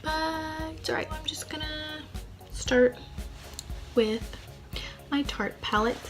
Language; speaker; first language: English; native; English